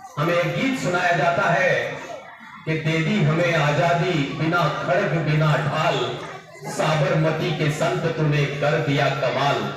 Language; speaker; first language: Hindi; non-native, local second language; Kannada